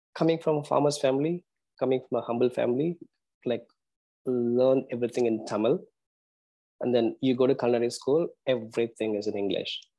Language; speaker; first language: English; non-native, local second language; Tamil